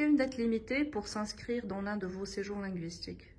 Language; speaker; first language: French; non-native, local second language; Arabic